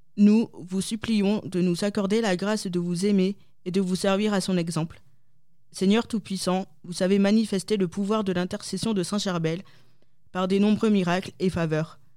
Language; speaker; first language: French; native; French